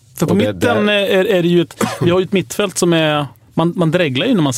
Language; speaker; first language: Swedish; native; Swedish